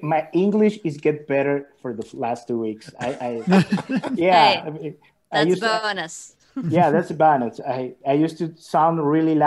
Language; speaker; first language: English; non-native, learner; Spanish